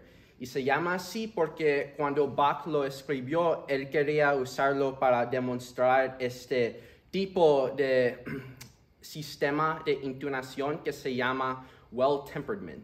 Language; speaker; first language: Spanish; early bilingual, heritage; Spanish